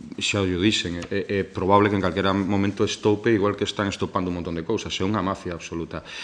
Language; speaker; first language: Galician; native; Galician